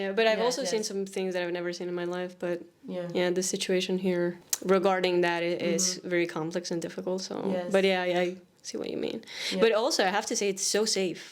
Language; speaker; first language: English; non-native, fluent; Spanish